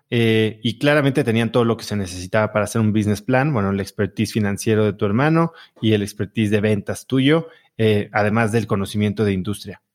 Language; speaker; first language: Spanish; native; Spanish